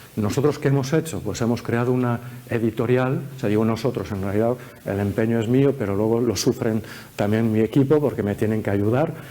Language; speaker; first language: Spanish; early bilingual, heritage; Spanish